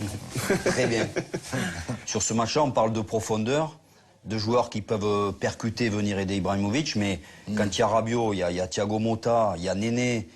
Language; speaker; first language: French; native; French